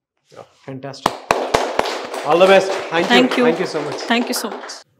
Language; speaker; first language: Telugu; native; Telugu